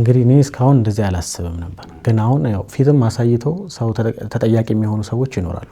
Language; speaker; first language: Amharic; native; Amharic